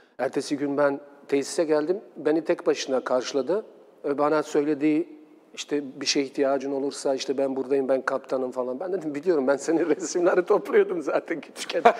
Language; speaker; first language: Turkish; non-native, fluent; Bosnian